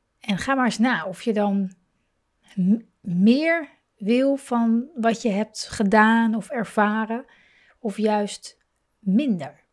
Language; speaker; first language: Dutch; native; Dutch